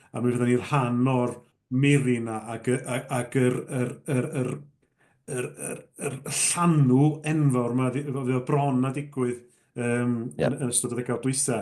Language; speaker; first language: Welsh; native; Welsh